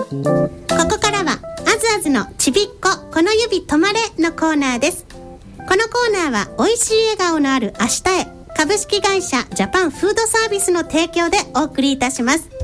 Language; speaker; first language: Japanese; native; Japanese